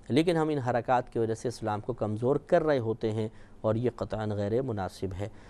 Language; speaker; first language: Urdu; native; Urdu